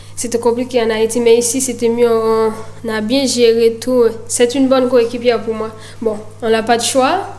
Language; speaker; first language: French; native; French